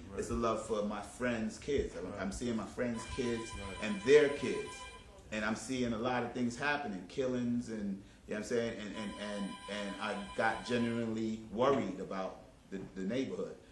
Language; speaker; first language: English; native; English